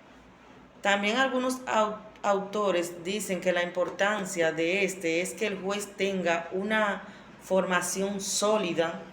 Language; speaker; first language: Spanish; native; Spanish